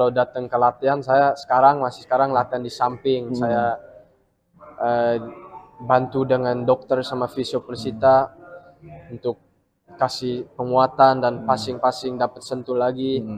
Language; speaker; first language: Indonesian; early bilingual, heritage; English